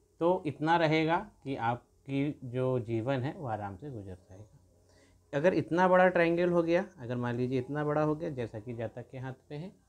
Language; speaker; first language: Hindi; native; Hindi